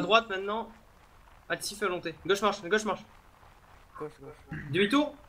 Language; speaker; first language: French; native; French